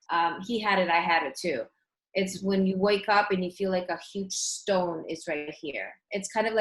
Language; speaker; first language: English; early bilingual, other home language; Russian